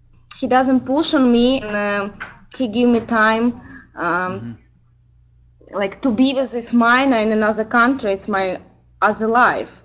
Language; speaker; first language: English; non-native, learner; Ukrainian